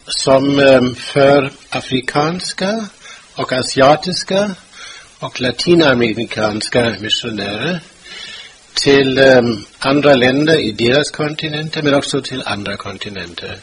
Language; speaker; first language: Swedish; non-native, fluent; German